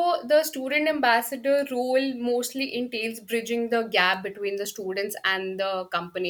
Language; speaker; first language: English; non-native, local second language; Hindi